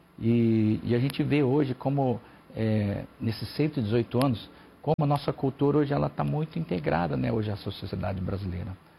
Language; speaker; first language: Portuguese; native; Portuguese